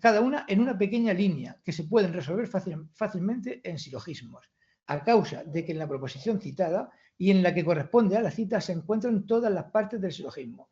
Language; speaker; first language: Spanish; native; Spanish